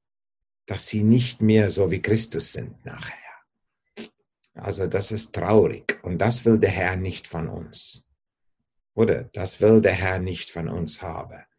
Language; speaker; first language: German; non-native, fluent; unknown